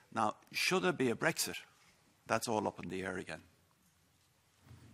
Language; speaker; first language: English; native; English